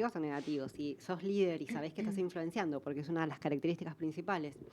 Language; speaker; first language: Spanish; native; Spanish